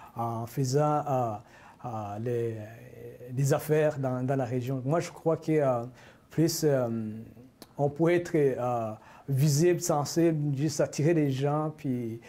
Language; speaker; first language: French; non-native, local second language; Rundi